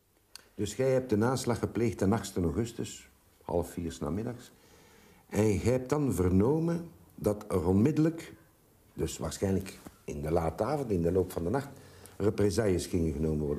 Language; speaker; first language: Dutch; native; Dutch